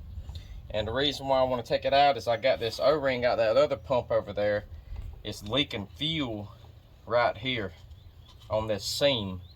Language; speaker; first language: English; native; English